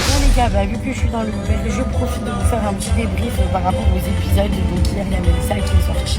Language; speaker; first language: French; native; French